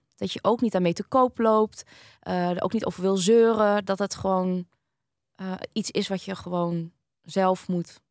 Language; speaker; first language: Dutch; early bilingual, other home language; Vietnamese